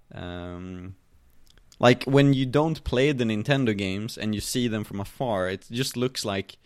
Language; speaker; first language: English; non-native, fluent; Swedish